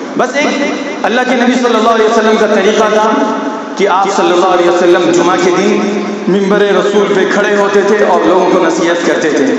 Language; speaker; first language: Urdu; non-native, local second language; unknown